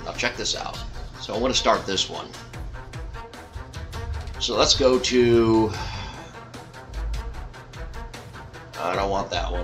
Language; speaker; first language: English; native; English